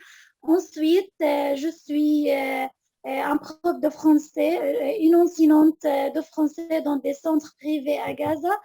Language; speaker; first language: French; non-native, fluent; Arabic